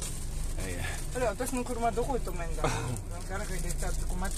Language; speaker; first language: Japanese; native; Japanese